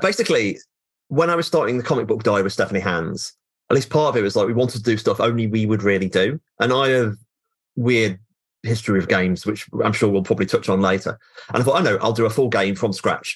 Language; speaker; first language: English; native; English